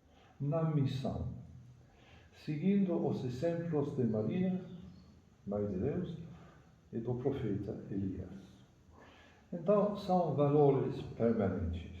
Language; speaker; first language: Portuguese; non-native, fluent; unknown